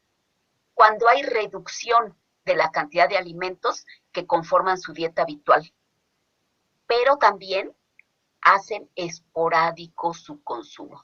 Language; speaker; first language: Spanish; native; Spanish